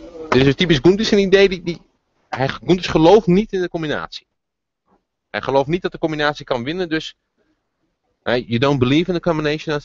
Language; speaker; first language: Dutch; native; Dutch